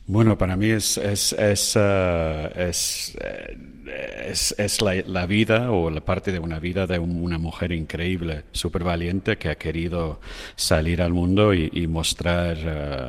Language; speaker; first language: Spanish; non-native, fluent; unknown